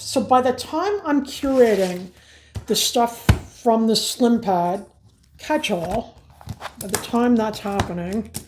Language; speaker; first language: English; native; English